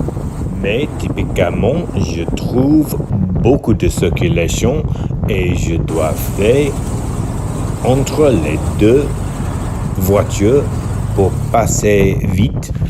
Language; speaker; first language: French; non-native, learner; English